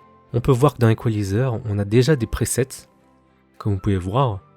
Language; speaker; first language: French; native; French